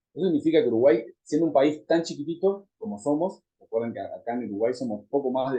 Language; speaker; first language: Spanish; native; Spanish